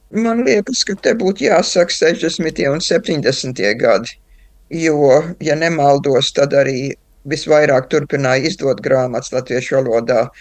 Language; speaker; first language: Latvian; early bilingual, heritage; Latvian